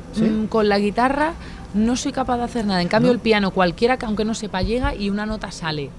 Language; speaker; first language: Spanish; native; Spanish